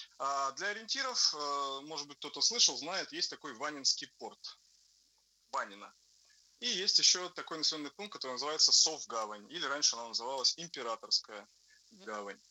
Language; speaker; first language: Russian; native; Russian